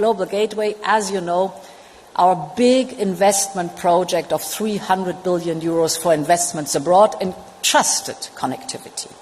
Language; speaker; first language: English; non-native, fluent; German